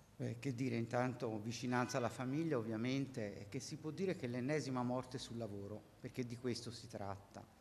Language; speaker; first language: Italian; native; Italian